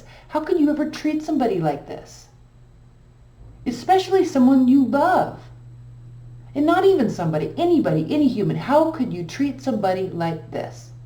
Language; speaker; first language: English; native; English